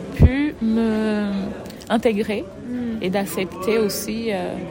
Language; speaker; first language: French; non-native, fluent; Portuguese